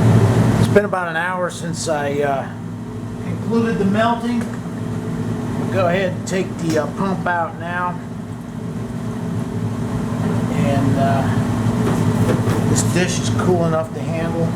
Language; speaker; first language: English; native; English